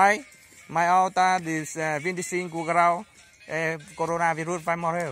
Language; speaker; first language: Portuguese; non-native, learner; Vietnamese